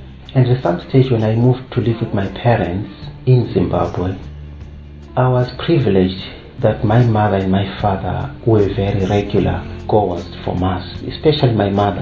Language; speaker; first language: English; non-native, local second language; Shona